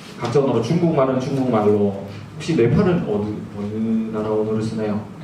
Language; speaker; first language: Korean; non-native, fluent; Japanese